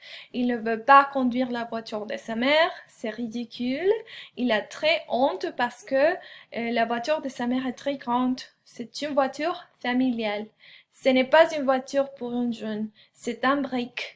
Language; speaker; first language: French; non-native, fluent; Spanish